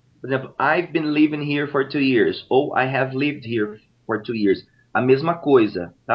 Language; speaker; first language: English; non-native, fluent; Portuguese